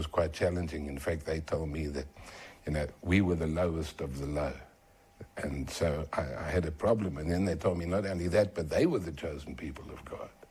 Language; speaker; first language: English; native; English